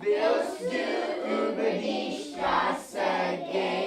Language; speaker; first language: German; non-native, learner; English